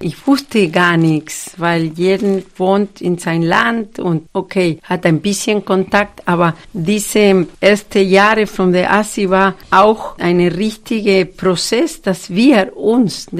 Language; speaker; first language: German; non-native, fluent; Spanish